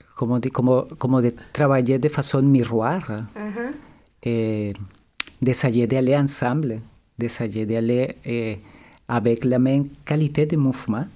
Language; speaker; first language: French; non-native, learner; Spanish